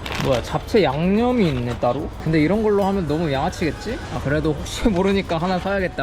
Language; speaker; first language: Korean; native; Korean